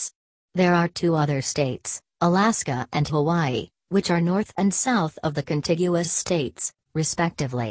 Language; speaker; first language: English; non-native, local second language; Urdu